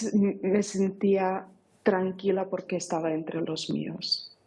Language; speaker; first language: Spanish; non-native, fluent; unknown